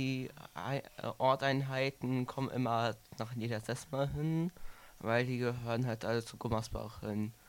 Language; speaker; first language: German; native; German